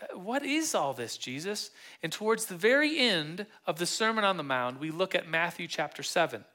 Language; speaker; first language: English; native; English